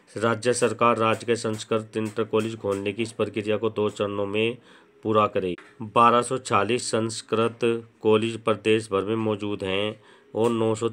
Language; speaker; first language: Hindi; native; Hindi